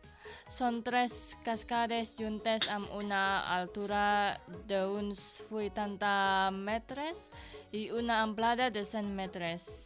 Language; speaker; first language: Catalan; non-native, learner; Indonesian